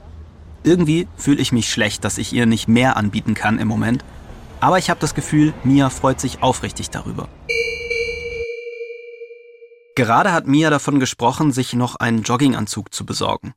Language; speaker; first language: German; native; German